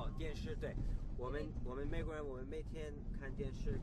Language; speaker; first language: Chinese; non-native, learner; English